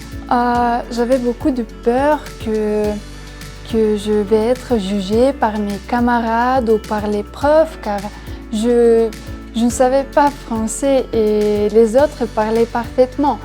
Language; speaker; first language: French; non-native, fluent; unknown